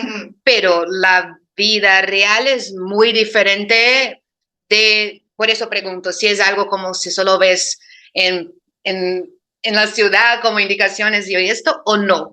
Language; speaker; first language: Spanish; non-native, fluent; Portuguese